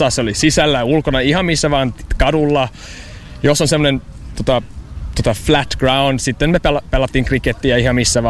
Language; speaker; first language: Finnish; non-native, fluent; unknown